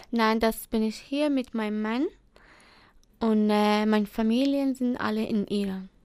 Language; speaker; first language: German; non-native, learner; Persian